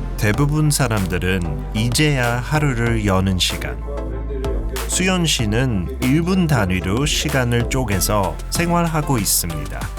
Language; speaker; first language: Korean; early bilingual, heritage; Korean